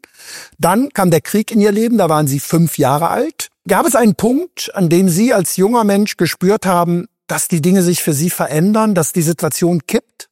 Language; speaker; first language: German; native; German